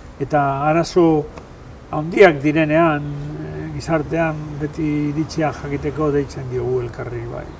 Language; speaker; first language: Basque; non-native, local second language; Spanish